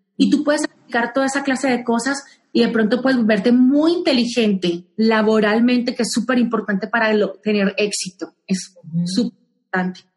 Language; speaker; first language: Spanish; native; Spanish